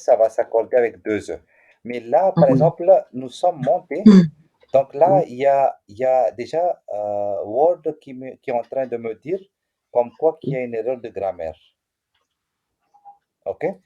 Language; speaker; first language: French; non-native, fluent; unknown